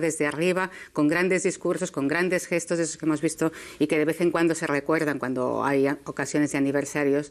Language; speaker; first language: Spanish; native; Spanish